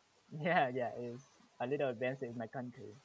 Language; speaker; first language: English; non-native, learner; Vietnamese